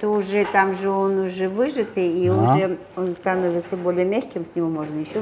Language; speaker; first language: Russian; native; Russian